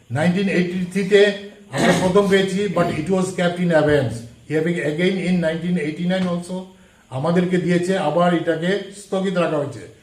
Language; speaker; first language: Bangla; non-native, local second language; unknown